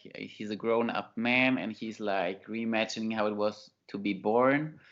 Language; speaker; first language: English; non-native, fluent; German